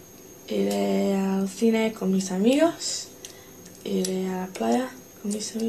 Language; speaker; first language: Spanish; non-native, learner; English